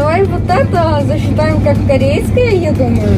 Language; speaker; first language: Russian; early bilingual, heritage; Russian